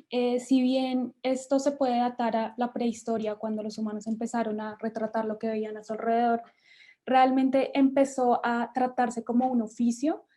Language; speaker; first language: Spanish; native; Spanish